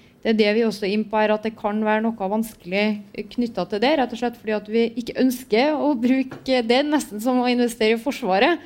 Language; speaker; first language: Norwegian; native; Norwegian